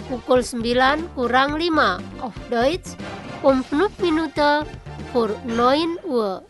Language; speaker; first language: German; non-native, learner; Indonesian